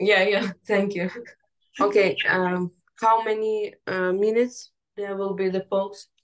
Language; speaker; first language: English; non-native, fluent; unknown